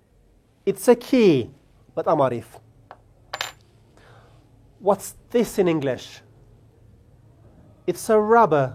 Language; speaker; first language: English; non-native, fluent; Amharic